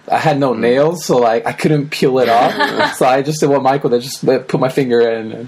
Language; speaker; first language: English; early bilingual, other home language; Japanese